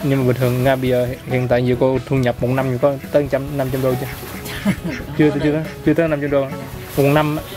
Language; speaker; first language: Vietnamese; early bilingual, heritage; Vietnamese